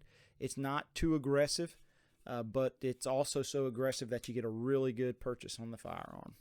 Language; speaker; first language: English; native; English